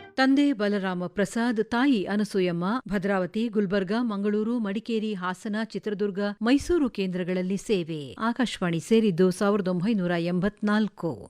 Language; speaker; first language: Kannada; native; Kannada